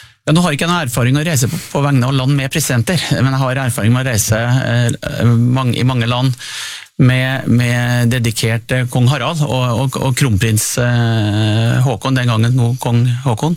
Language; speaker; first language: Norwegian; native; Norwegian